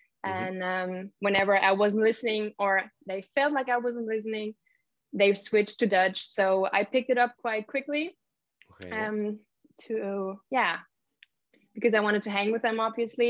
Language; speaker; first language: English; non-native, fluent; German